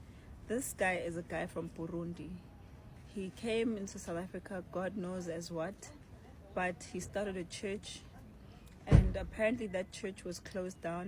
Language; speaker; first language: English; non-native, local second language; Zulu